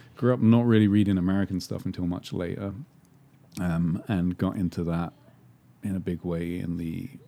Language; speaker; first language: English; native; English